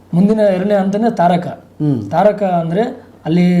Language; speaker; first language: Kannada; native; Kannada